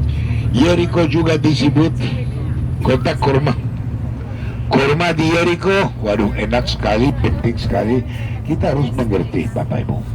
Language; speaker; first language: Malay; non-native, fluent; Hebrew